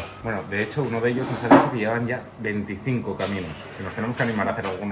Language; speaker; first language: Spanish; native; Spanish